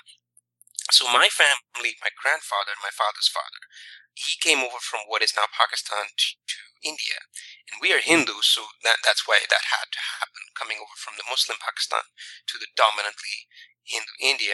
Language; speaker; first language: English; non-native, local second language; Punjabi